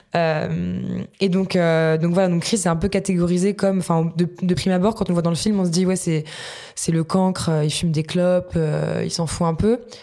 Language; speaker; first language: French; native; French